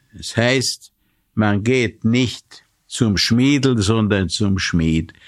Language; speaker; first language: German; non-native, fluent; Hungarian